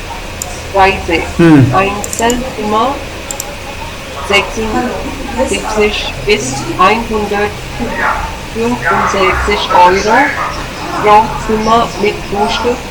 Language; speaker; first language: German; non-native, learner; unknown